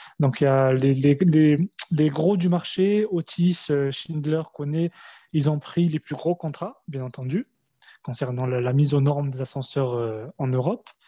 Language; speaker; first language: French; early bilingual, other home language; Arabic